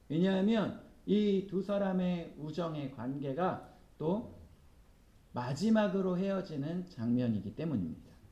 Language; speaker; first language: Korean; native; Korean